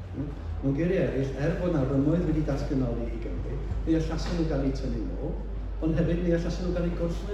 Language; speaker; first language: Welsh; native; Welsh